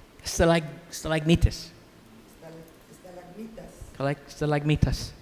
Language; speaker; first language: Spanish; non-native, learner; English